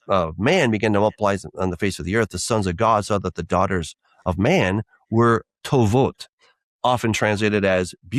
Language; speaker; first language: English; native; English